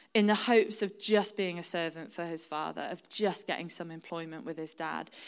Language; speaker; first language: English; native; English